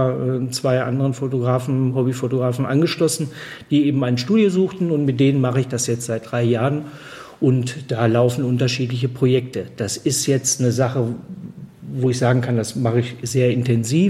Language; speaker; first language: German; native; German